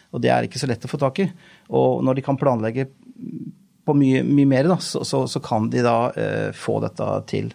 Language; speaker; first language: Norwegian; native; Norwegian